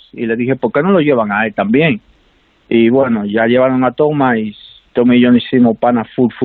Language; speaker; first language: Spanish; native; Spanish